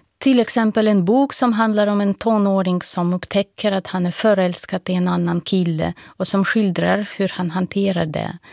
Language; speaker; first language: Swedish; non-native, fluent; Russian